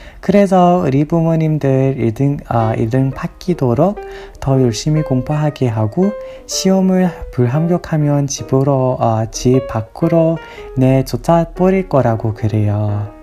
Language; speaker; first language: Korean; non-native, learner; English